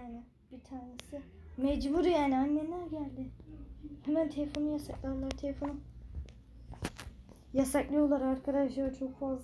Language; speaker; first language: Turkish; native; Turkish